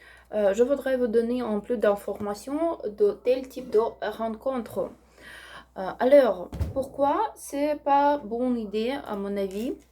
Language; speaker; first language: French; non-native, learner; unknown